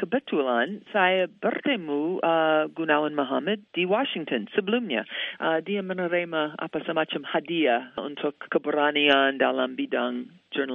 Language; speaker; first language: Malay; non-native, fluent; English